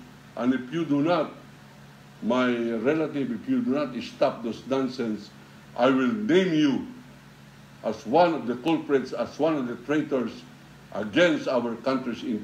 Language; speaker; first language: English; non-native, local second language; Filipino